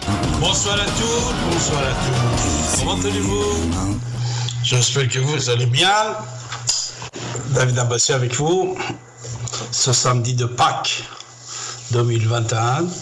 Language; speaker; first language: French; non-native, fluent; Persian